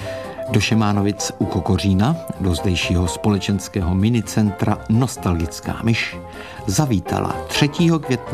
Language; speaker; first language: Czech; native; Czech